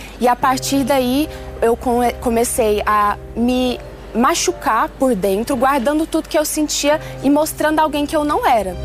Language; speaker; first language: Portuguese; early bilingual, other home language; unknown